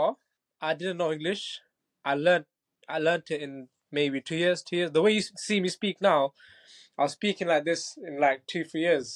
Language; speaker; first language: English; non-native, local second language; Bangla